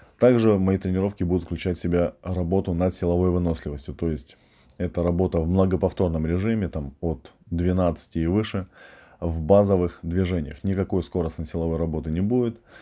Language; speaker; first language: Russian; native; Russian